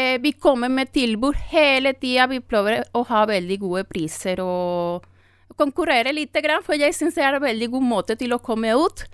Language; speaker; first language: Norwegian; non-native, learner; Spanish